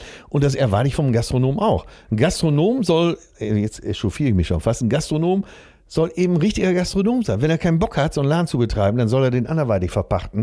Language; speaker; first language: German; native; German